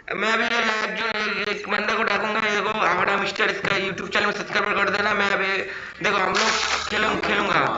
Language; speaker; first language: Hindi; non-native, local second language; Bangla